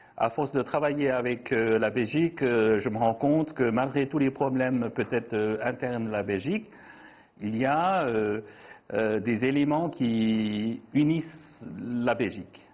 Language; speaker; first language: French; non-native, fluent; Chinese